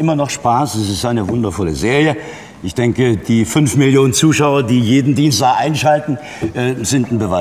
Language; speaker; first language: German; native; German